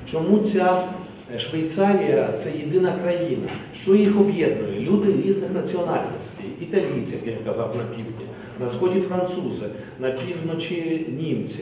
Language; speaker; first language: Ukrainian; non-native, local second language; Russian